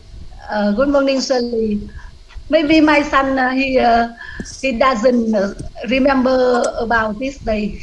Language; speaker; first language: English; non-native, learner; Vietnamese